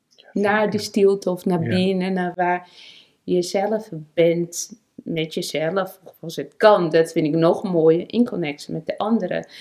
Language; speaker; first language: Dutch; non-native, fluent; Portuguese